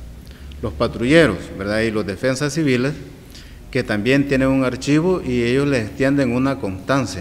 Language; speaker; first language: Spanish; native; Spanish